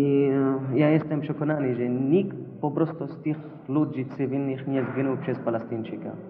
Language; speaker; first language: Polish; non-native, learner; Arabic